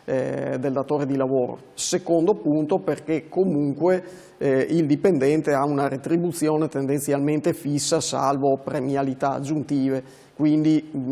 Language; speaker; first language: Italian; native; Italian